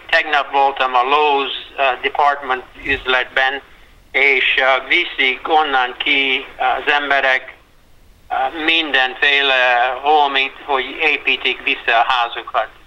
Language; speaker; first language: Hungarian; early bilingual, heritage; Hungarian